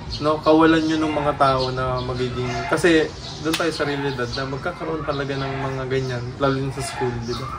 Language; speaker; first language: Filipino; native; Filipino